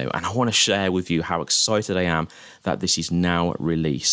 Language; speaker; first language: English; native; English